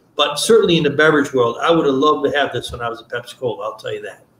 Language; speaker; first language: English; native; English